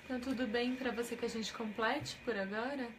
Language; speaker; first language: Portuguese; native; Portuguese